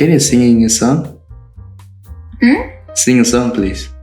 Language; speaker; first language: English; non-native, learner; Indonesian